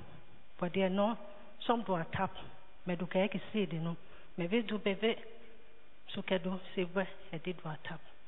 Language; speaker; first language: Danish; non-native, learner; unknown